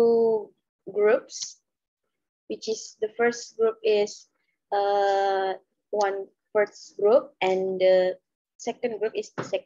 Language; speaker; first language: English; non-native, learner; Indonesian